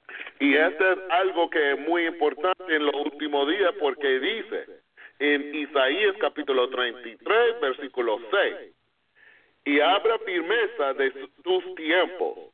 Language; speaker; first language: Spanish; non-native, fluent; English